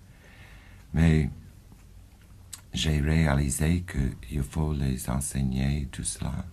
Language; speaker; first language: French; non-native, fluent; English